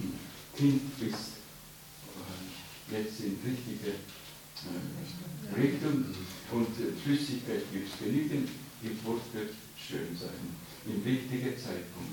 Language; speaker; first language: German; non-native, fluent; Estonian